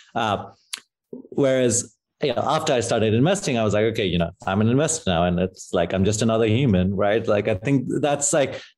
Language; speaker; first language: English; native; English